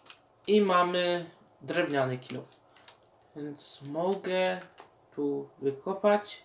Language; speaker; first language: Polish; native; Polish